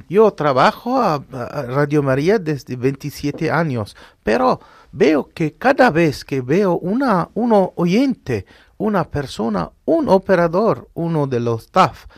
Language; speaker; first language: Spanish; non-native, fluent; Arabic